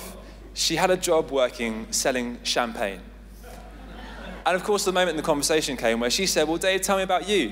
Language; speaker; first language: English; native; English